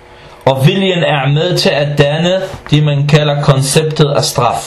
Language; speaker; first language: Danish; non-native, fluent; Arabic